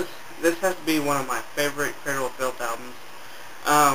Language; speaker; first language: English; native; English